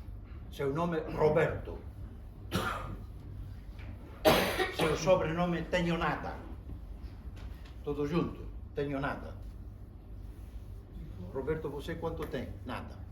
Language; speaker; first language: Portuguese; non-native, fluent; Spanish